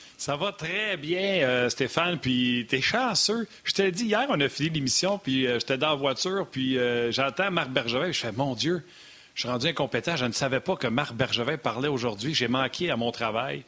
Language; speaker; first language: French; native; French